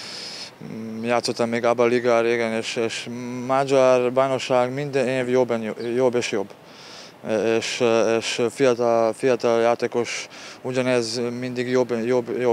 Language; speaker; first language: Hungarian; non-native, learner; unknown